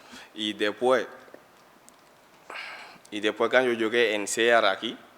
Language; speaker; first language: Spanish; non-native, learner; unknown